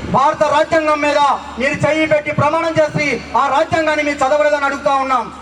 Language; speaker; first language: Telugu; non-native, local second language; Lambadi